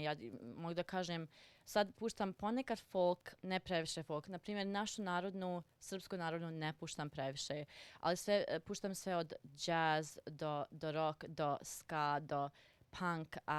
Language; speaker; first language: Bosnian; early bilingual, heritage; Serbian